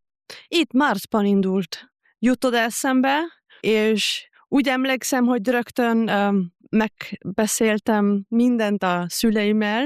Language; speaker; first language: Hungarian; non-native, learner; German